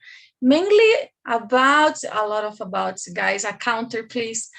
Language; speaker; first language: English; non-native, learner; Portuguese